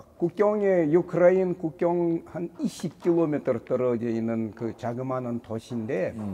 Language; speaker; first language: Korean; non-native, learner; Russian